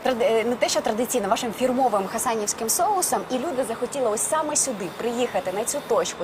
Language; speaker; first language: Ukrainian; native; Ukrainian